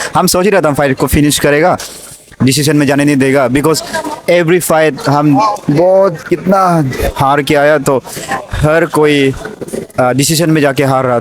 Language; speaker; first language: Hindi; non-native, local second language; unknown